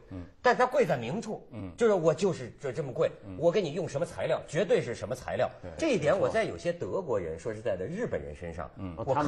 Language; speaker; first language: Chinese; native; Chinese